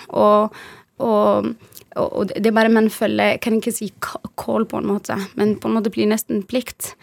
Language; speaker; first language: Norwegian; non-native, fluent; Arabic